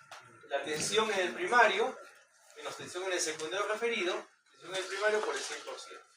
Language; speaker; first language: Spanish; native; Spanish